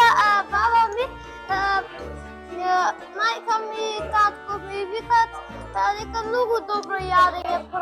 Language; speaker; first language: Macedonian; early bilingual, heritage; Macedonian